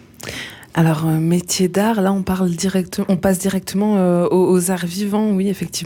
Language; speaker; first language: French; native; French